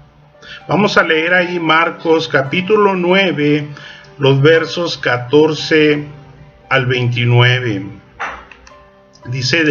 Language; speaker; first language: Spanish; native; Spanish